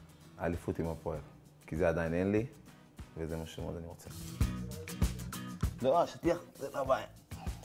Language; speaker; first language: Hebrew; native; Hebrew